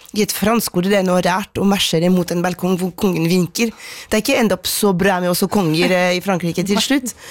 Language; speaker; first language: Norwegian; non-native, fluent; French